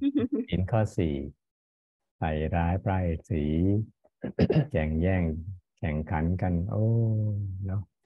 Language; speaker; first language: Thai; native; Thai